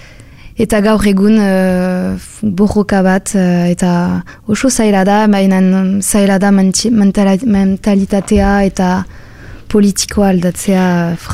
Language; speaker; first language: Basque; non-native, local second language; French